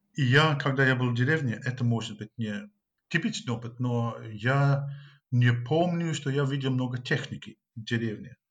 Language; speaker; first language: Russian; non-native, fluent; English